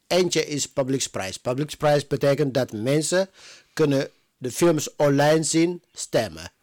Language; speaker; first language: Dutch; non-native, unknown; Amharic